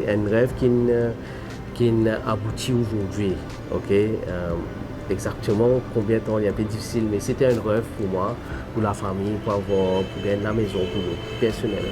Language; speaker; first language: French; non-native, local second language; Morisyen